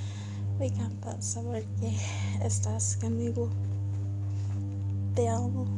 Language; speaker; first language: Spanish; non-native, learner; English